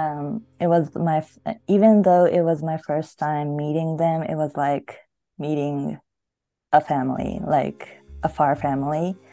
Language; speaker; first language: English; non-native, fluent; Japanese